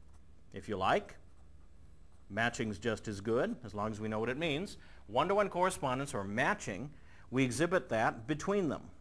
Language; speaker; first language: English; native; English